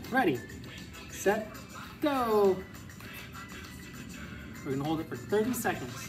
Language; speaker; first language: English; native; English